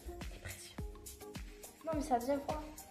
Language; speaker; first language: French; native; French